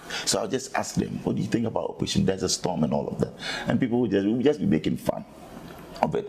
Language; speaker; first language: English; non-native, local second language; Akan